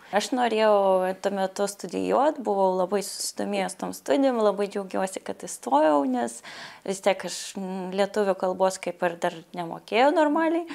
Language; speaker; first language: Lithuanian; non-native, fluent; Russian